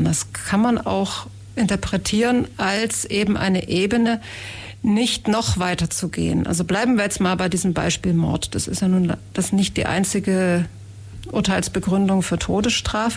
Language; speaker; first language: German; native; German